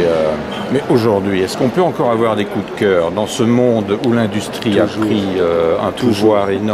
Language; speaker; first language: French; native; French